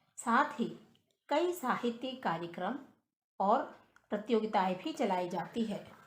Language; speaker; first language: Hindi; non-native, local second language; Malayalam